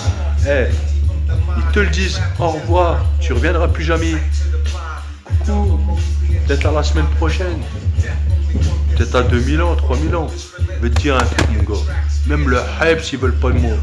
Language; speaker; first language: French; native; French